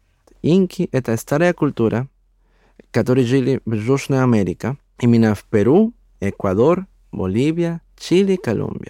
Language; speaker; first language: Russian; non-native, learner; Spanish